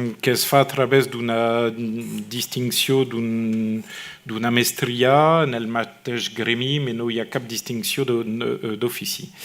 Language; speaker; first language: Catalan; non-native, fluent; French